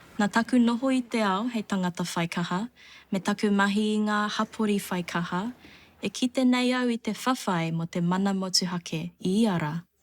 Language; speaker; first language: Māori; non-native, local second language; Chinese